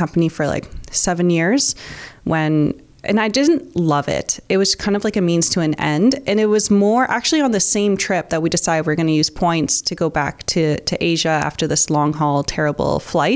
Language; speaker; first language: English; native; English